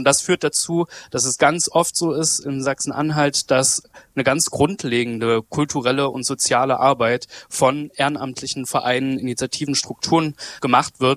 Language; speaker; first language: German; native; German